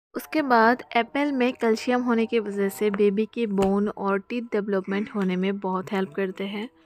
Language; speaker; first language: Hindi; non-native, local second language; Bangla